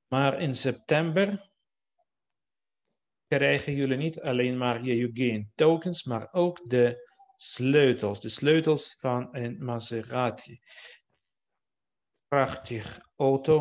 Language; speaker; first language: Dutch; non-native, fluent; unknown